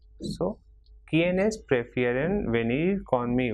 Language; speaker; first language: Spanish; non-native, fluent; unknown